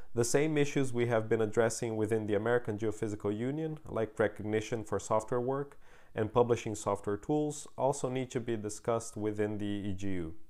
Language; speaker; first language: English; non-native, fluent; Portuguese